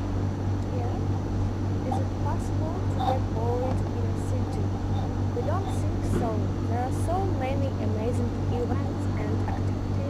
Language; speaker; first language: English; non-native, learner; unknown